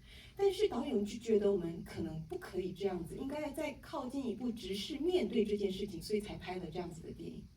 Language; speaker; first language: Chinese; native; Chinese